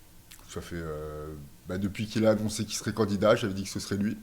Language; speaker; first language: French; native; French